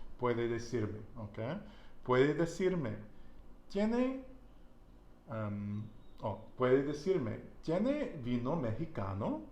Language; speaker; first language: Spanish; non-native, learner; English